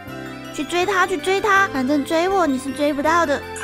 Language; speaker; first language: Chinese; native; Chinese